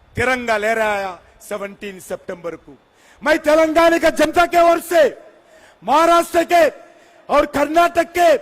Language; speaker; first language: Hindi; non-native, local second language; Telugu